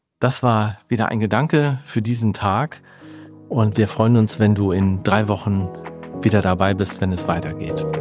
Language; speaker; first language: German; native; German